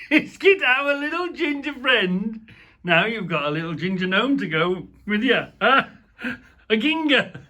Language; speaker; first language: English; native; English